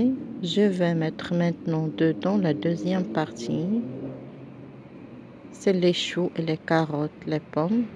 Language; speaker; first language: French; non-native, local second language; Arabic